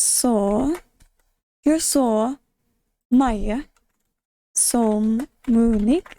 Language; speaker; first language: Norwegian; non-native, learner; English